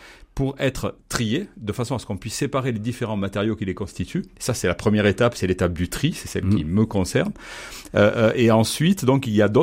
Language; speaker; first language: French; native; French